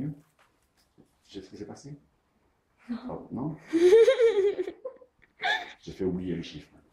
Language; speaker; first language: French; native; French